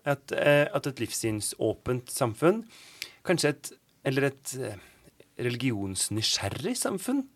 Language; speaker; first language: Norwegian; native; Norwegian